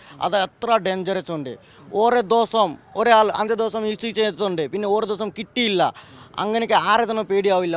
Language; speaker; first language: Malayalam; non-native, learner; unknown